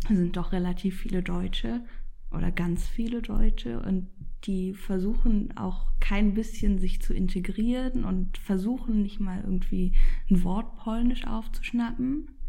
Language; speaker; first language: German; early bilingual, other home language; Polish